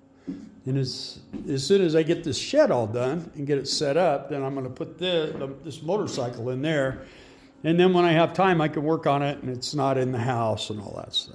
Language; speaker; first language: English; native; English